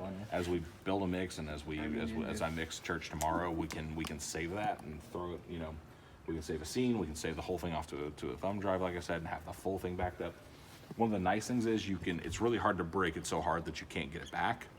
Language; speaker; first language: English; native; English